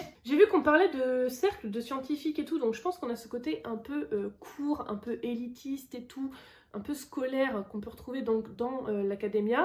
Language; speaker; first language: French; native; French